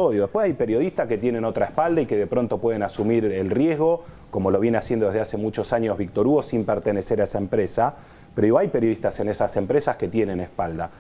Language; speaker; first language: Spanish; native; Spanish